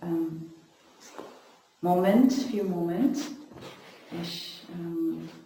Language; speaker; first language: German; non-native, learner; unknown